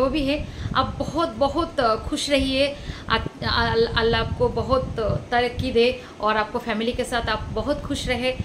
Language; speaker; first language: Hindi; non-native, local second language; Bangla